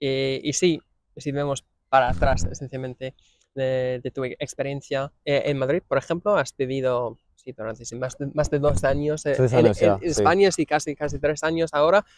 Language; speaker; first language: Spanish; non-native, fluent; English